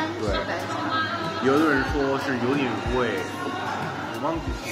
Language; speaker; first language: Chinese; non-native, fluent; English